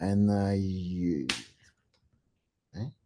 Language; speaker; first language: English; non-native, learner; French